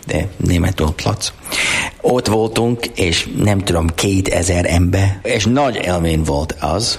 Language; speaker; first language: Hungarian; non-native, learner; English